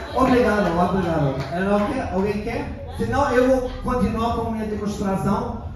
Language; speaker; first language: Portuguese; non-native, fluent; German